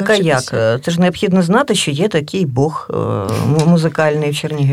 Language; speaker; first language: Ukrainian; native; Ukrainian